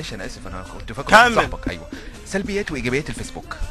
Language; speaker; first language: Arabic; native; Arabic